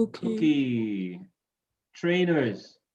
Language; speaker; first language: English; native; English